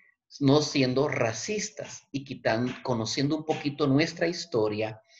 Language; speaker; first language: Spanish; native; Spanish